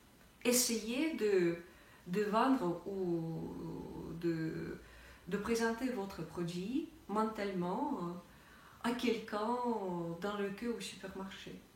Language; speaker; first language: French; non-native, fluent; Russian